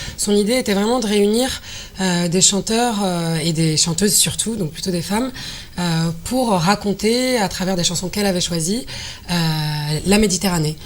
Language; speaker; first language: French; non-native, local second language; Arabic